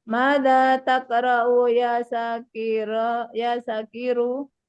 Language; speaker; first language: Arabic; non-native, learner; Indonesian